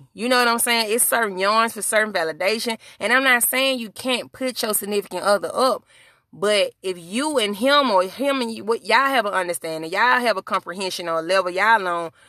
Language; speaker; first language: English; native; English